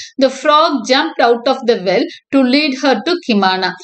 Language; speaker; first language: English; non-native, local second language; Tamil